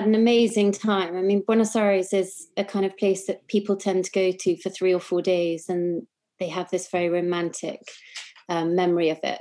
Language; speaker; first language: English; native; English